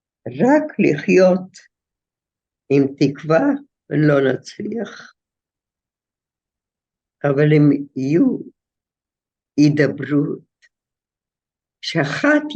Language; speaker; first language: Hebrew; non-native, fluent; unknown